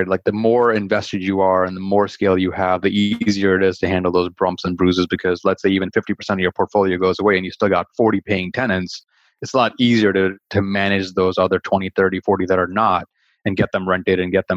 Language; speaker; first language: English; early bilingual, other home language; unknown